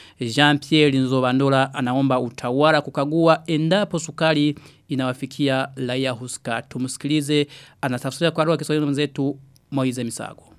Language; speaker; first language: Swahili; non-native, local second language; Rundi